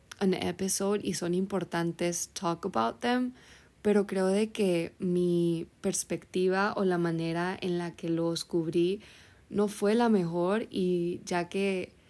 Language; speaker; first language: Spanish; early bilingual, heritage; Spanish